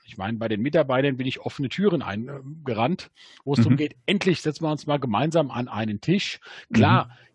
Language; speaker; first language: German; native; German